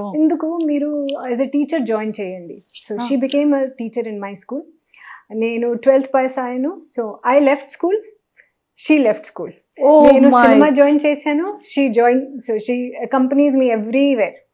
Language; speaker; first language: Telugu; non-native, learner; Hindi